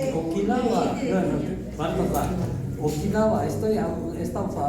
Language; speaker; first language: Spanish; non-native, learner; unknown